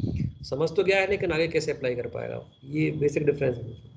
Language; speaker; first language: Hindi; native; Hindi